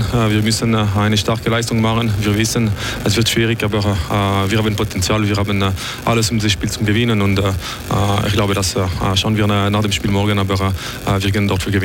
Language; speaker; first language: German; non-native, local second language; French